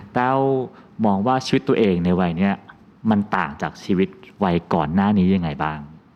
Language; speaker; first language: Thai; native; Thai